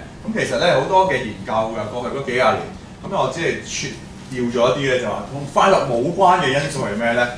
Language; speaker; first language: Cantonese; native; Cantonese